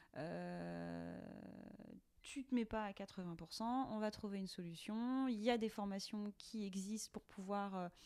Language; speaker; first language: French; native; French